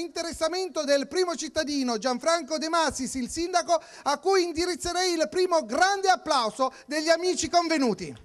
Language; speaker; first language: Italian; native; Italian